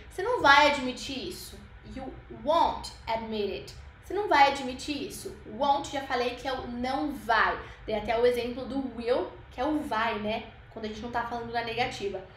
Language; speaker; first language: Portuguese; native; Portuguese